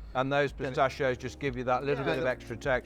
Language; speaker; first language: English; native; English